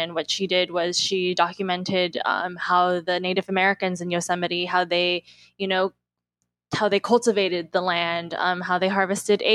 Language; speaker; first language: English; native; English